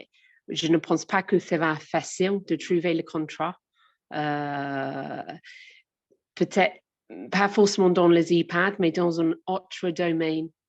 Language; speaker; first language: French; non-native, learner; English